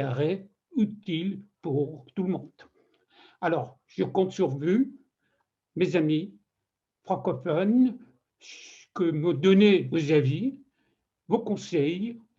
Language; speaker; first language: French; non-native, fluent; Persian